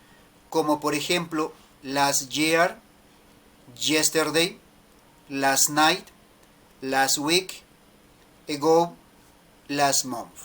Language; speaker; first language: English; non-native, learner; Spanish